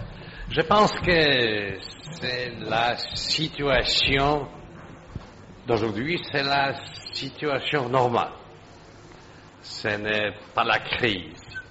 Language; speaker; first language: French; non-native, fluent; Polish